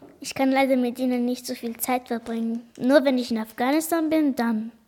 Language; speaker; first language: German; early bilingual, other home language; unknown